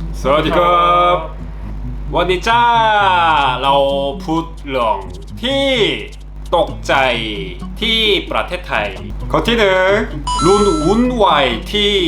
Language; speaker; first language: Thai; non-native, learner; Korean